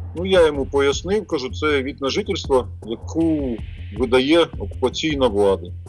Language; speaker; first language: Ukrainian; non-native, local second language; Russian